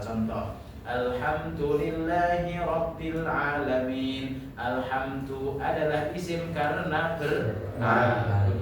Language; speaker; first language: Indonesian; native; Indonesian